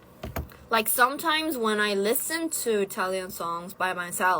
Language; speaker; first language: English; non-native, fluent; Italian